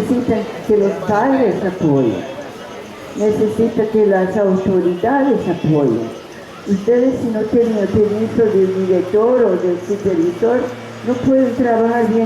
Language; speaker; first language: Spanish; non-native, fluent; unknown